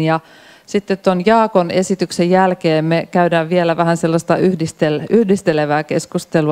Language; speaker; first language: Finnish; native; Finnish